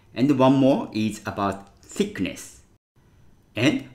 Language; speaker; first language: English; non-native, fluent; Japanese